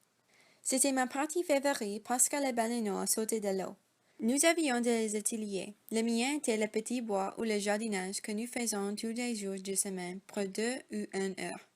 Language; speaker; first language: French; non-native, learner; English